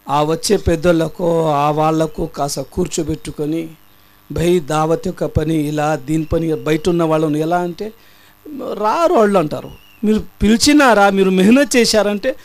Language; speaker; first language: Telugu; non-native, local second language; Urdu